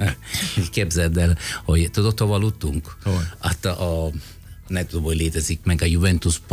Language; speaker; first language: Hungarian; non-native, fluent; Italian